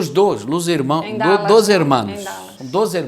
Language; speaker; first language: Spanish; non-native, fluent; Portuguese